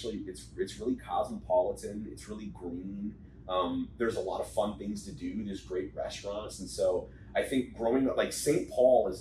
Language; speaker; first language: English; native; English